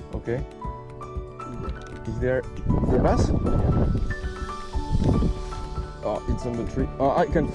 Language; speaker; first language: English; non-native, learner; French